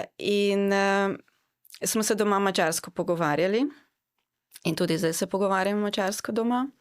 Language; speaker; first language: Slovenian; non-native, local second language; Hungarian